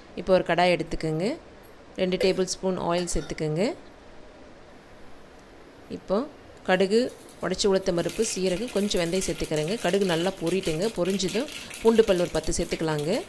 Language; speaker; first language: Tamil; native; Tamil